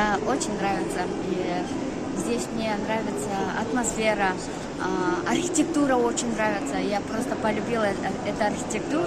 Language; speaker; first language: Russian; non-native, local second language; Kyrgyz